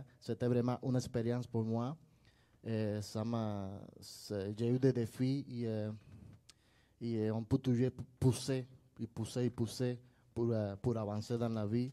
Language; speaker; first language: French; non-native, learner; Spanish